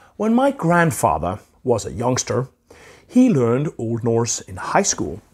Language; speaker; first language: English; non-native, fluent; Danish